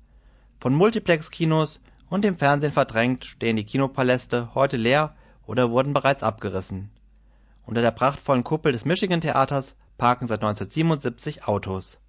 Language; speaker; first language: German; native; German